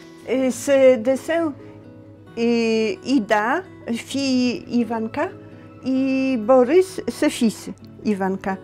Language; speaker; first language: French; non-native, learner; Polish